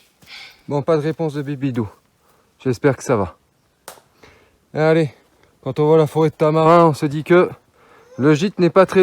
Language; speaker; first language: French; native; French